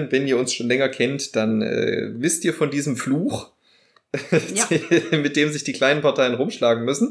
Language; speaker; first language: German; native; German